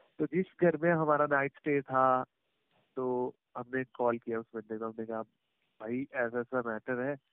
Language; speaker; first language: Hindi; native; Hindi